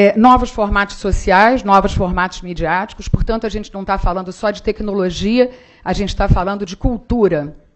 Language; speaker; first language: Portuguese; native; Portuguese